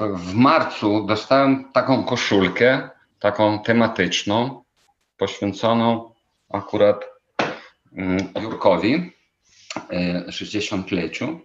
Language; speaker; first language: Polish; non-native, fluent; Ukrainian